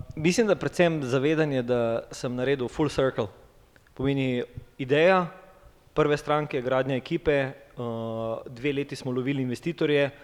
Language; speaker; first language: Slovenian; native; Slovenian